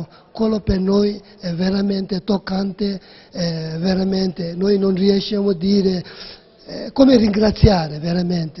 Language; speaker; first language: Italian; non-native, learner; Tibetan